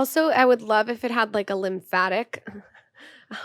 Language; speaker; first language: English; native; English